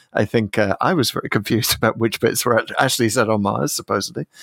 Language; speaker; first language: English; native; English